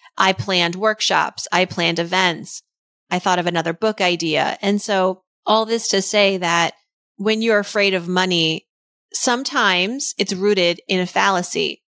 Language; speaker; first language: English; early bilingual, other home language; Persian